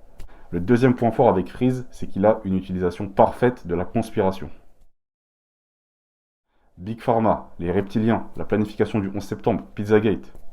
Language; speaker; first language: French; native; French